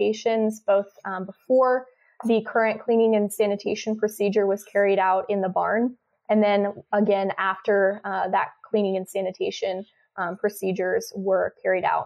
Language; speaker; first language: English; native; English